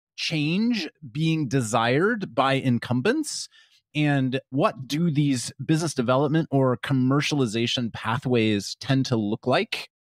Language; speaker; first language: English; native; English